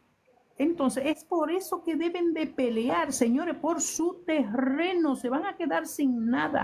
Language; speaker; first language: Spanish; native; Spanish